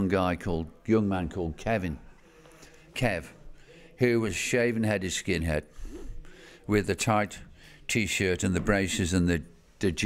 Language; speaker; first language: English; native; English